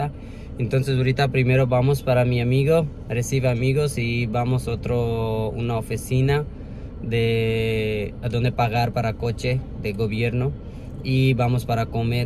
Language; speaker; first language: Spanish; non-native, learner; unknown